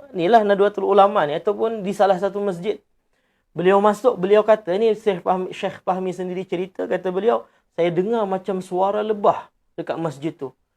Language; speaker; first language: Malay; native; Malay